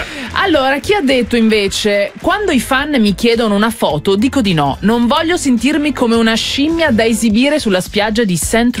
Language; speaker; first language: Italian; native; Italian